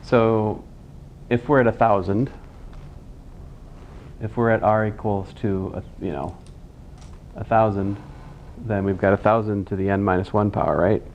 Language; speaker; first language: English; native; English